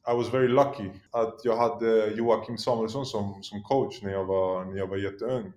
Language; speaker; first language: Swedish; early bilingual, other home language; Polish